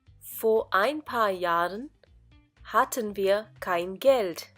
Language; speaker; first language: German; non-native, fluent; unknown